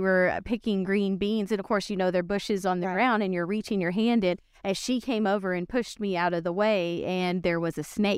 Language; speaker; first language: English; native; English